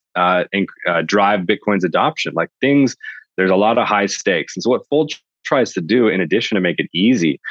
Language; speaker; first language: English; native; English